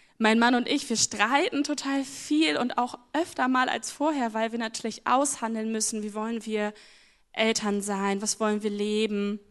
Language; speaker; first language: German; native; German